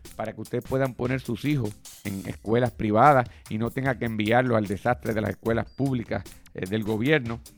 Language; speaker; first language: Spanish; native; Spanish